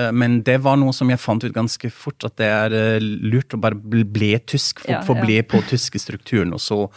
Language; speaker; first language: Norwegian; non-native, fluent; German